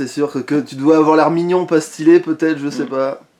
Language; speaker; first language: French; native; French